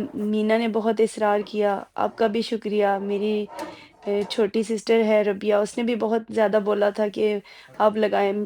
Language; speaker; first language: Urdu; non-native, local second language; Punjabi